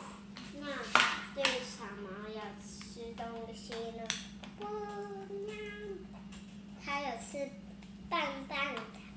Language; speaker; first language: Chinese; early bilingual, heritage; Chinese